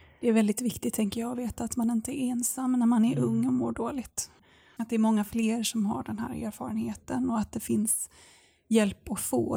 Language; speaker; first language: Swedish; native; Swedish